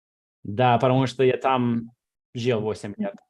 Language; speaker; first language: Russian; non-native, fluent; English